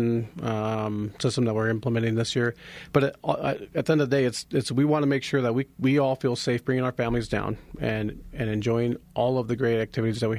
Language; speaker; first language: English; native; English